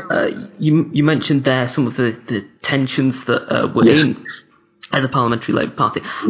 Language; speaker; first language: English; native; English